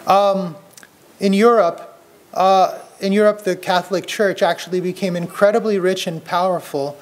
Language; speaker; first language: English; native; English